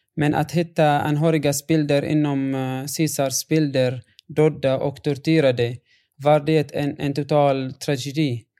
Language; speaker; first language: Swedish; non-native, fluent; Arabic